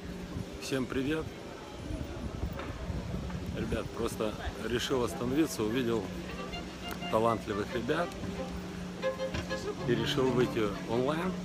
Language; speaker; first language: Russian; native; Russian